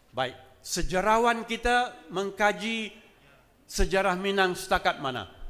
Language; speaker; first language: Malay; native; Malay